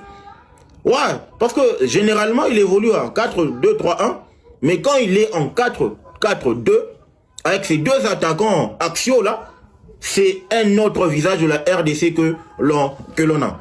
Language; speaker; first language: French; non-native, local second language; Lingala